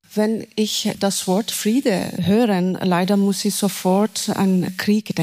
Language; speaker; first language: German; non-native, fluent; Persian